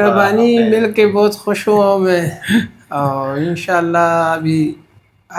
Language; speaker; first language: Hindi; non-native, learner; Pashto